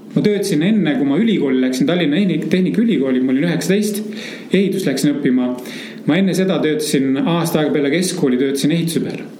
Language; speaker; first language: Estonian; native; Estonian